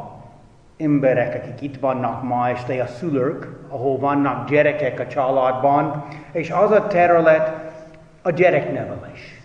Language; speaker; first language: Hungarian; non-native, fluent; English